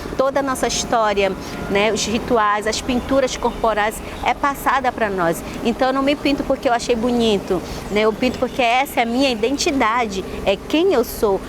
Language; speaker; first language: Portuguese; non-native, local second language; Ticuna